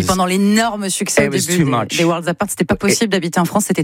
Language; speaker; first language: French; native; French